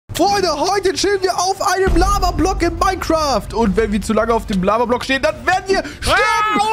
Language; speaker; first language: German; native; German